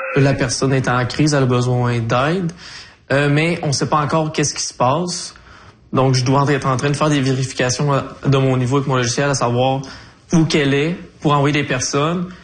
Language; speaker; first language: French; native; French